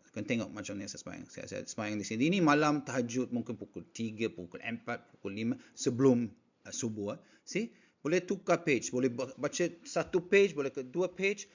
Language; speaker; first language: Malay; non-native, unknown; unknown